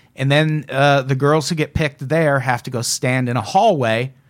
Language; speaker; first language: English; native; English